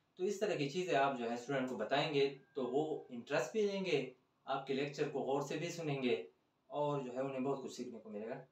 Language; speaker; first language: Hindi; non-native, local second language; Punjabi